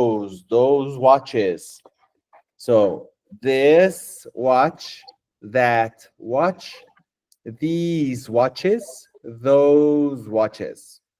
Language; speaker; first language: English; non-native, fluent; Portuguese